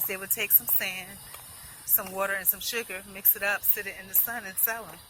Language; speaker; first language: English; native; English